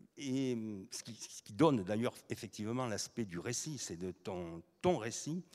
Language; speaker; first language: French; native; French